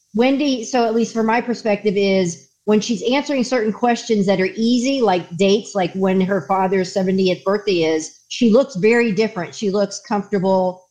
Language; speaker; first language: English; native; English